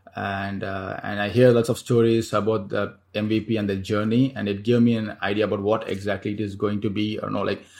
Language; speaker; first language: English; non-native, local second language; Tamil